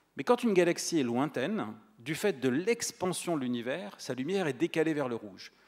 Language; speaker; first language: French; native; French